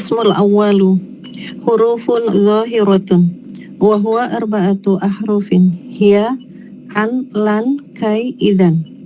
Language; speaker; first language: Arabic; non-native, learner; Indonesian